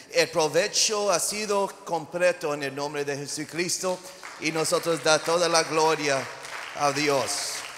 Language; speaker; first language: Spanish; non-native, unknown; English